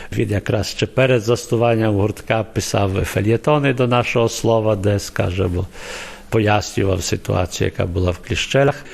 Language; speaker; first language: Ukrainian; early bilingual, heritage; Ukrainian